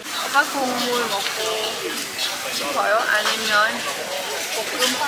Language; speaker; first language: Korean; non-native, learner; Thai